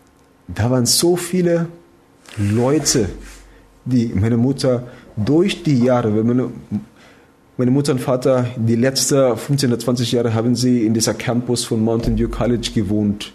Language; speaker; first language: German; non-native, fluent; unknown